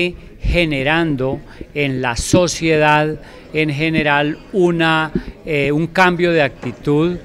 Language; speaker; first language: Spanish; native; Spanish